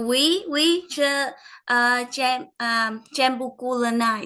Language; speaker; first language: French; non-native, learner; Vietnamese